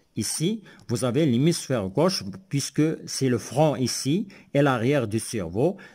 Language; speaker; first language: French; non-native, local second language; Arabic